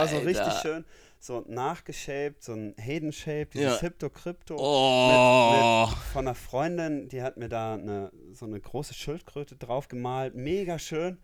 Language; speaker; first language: German; early bilingual, heritage; German